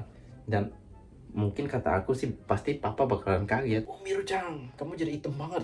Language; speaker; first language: Indonesian; native; Indonesian